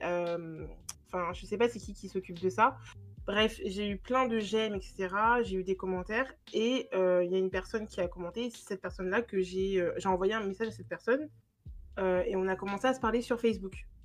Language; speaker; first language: French; native; French